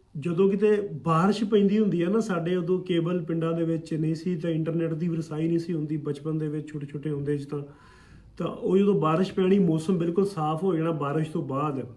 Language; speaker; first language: Punjabi; native; Punjabi